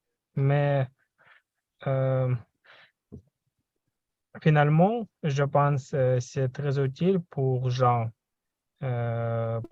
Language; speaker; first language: French; non-native, learner; Russian